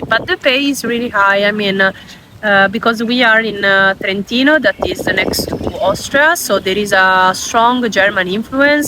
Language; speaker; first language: English; non-native, fluent; Italian